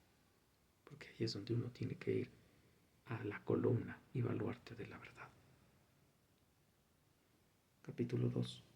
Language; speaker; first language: Spanish; native; Spanish